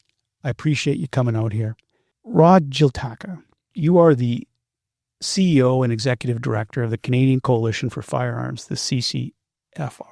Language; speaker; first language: English; native; English